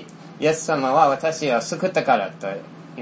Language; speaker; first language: Japanese; non-native, fluent; Finnish